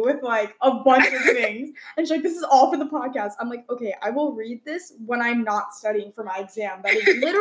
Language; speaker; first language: English; native; English